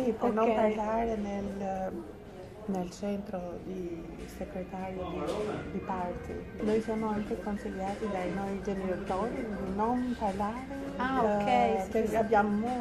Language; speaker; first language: Italian; non-native, fluent; Albanian